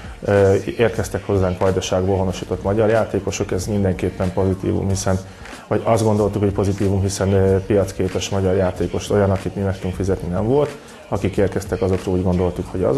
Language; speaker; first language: Hungarian; native; Hungarian